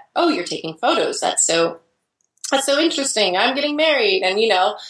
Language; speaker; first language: English; native; English